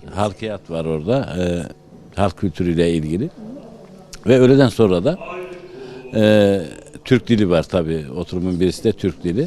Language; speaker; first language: Turkish; native; Turkish